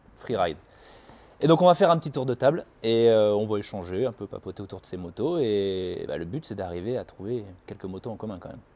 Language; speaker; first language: French; native; French